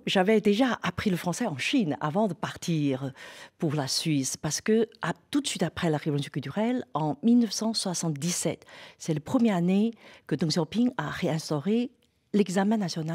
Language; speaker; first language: French; non-native, fluent; Chinese